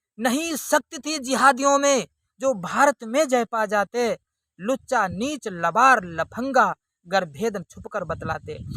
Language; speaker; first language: Hindi; native; Hindi